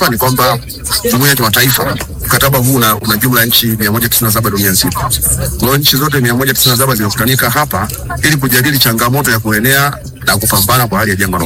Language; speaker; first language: Swahili; native; Swahili